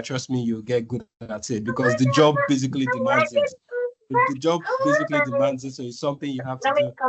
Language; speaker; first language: English; non-native, local second language; Yoruba